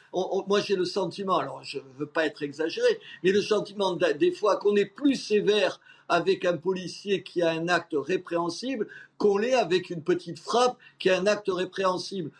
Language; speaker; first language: French; native; French